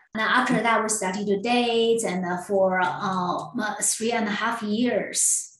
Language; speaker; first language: English; non-native, learner; Chinese